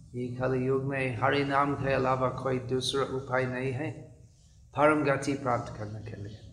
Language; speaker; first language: Hindi; non-native, fluent; English